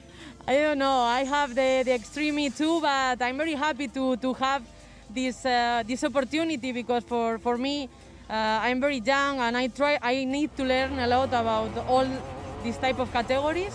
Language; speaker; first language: English; non-native, learner; Spanish